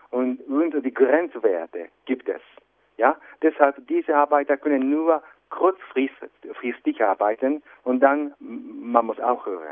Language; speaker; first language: German; non-native, fluent; Japanese